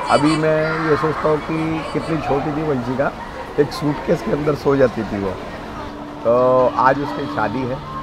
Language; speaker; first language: Hindi; native; Hindi